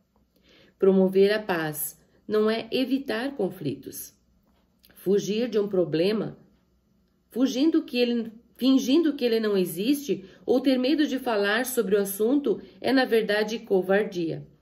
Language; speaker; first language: Portuguese; native; Portuguese